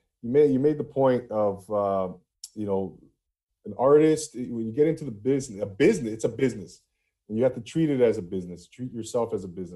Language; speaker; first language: English; early bilingual, other home language; Spanish